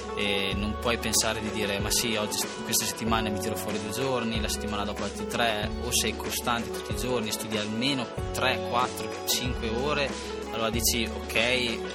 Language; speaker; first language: Italian; native; Italian